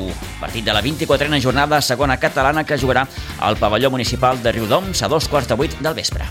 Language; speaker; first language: Catalan; native; Catalan